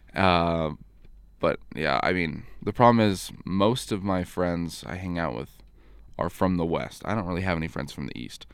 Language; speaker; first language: English; native; English